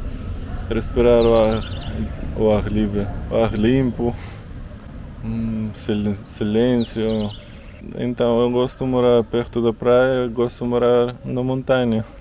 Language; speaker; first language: Portuguese; non-native, learner; Russian